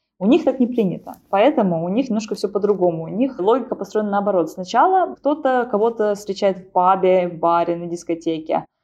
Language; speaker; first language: Russian; native; Russian